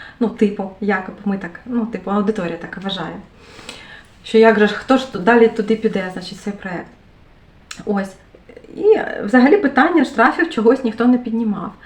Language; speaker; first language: Ukrainian; native; Ukrainian